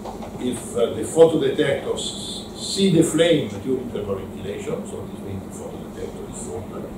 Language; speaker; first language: English; non-native, learner; Italian